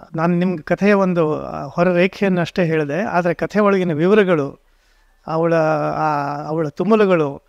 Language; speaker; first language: Kannada; non-native, local second language; Konkani